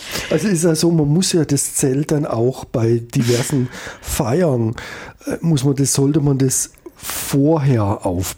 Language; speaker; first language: German; native; German